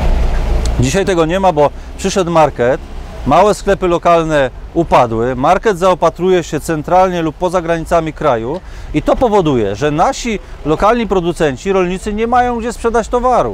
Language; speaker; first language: Polish; native; Polish